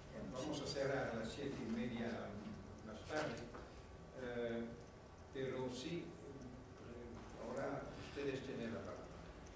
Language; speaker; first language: Spanish; non-native, fluent; French